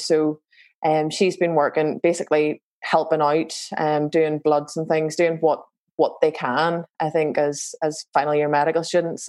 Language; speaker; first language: English; native; English